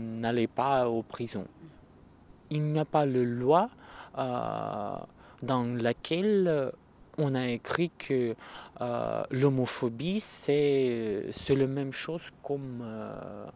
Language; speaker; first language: French; non-native, learner; Russian